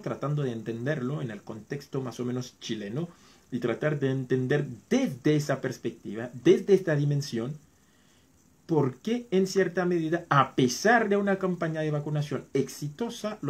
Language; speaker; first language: Spanish; non-native, fluent; Haitian Creole